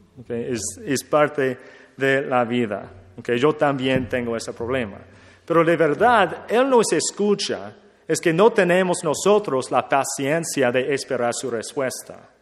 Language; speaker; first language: Spanish; non-native, learner; English